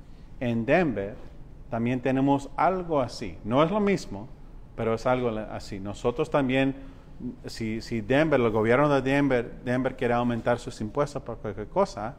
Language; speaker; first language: Spanish; early bilingual, heritage; Spanish